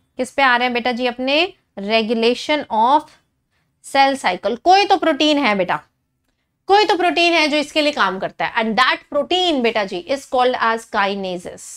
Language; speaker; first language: Hindi; native; Hindi